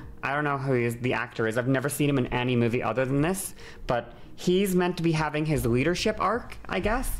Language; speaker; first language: English; native; English